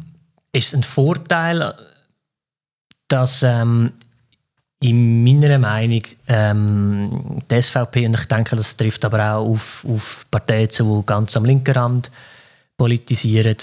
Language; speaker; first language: German; native; German